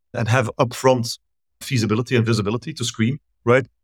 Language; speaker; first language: English; non-native, fluent; Dutch